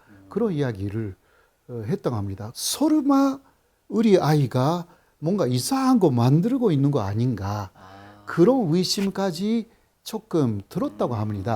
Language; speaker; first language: Korean; non-native, fluent; Japanese